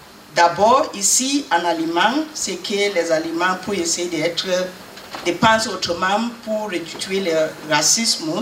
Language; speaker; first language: French; non-native, learner; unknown